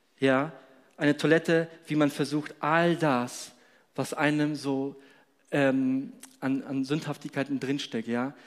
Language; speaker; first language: German; non-native, fluent; Polish